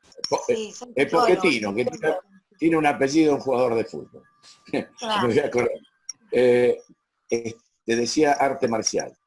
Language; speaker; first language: Spanish; native; Spanish